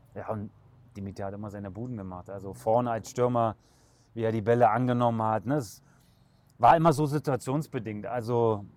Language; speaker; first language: German; native; German